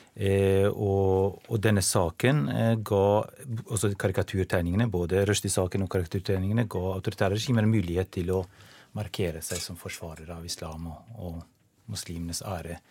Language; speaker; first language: Norwegian; non-native, fluent; Albanian